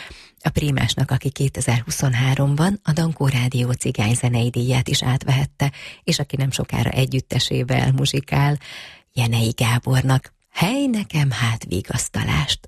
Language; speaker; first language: Hungarian; native; Hungarian